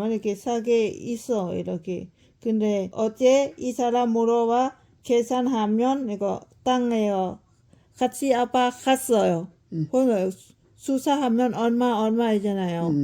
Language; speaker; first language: Korean; non-native, learner; Lao